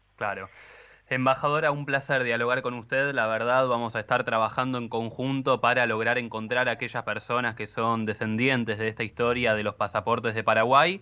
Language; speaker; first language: Spanish; native; Spanish